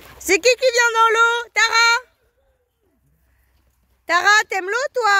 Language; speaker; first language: French; native; French